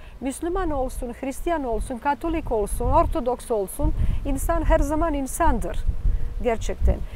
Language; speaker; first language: Turkish; non-native, fluent; Serbian